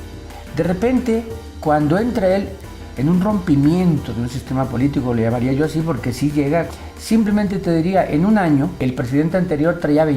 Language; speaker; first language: Spanish; native; Spanish